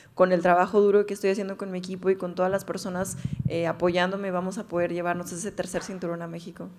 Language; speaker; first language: Spanish; native; Spanish